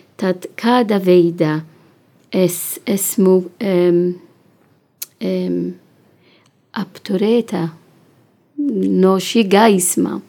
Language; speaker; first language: Latvian; non-native, learner; Italian